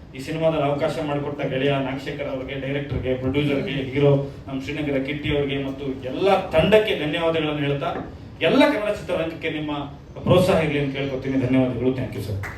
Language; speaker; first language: Kannada; native; Kannada